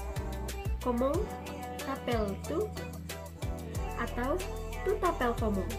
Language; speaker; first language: French; non-native, learner; Indonesian